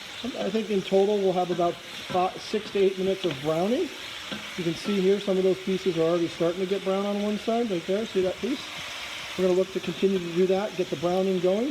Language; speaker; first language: English; native; English